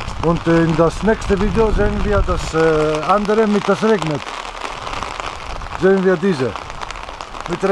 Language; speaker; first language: German; non-native, learner; Greek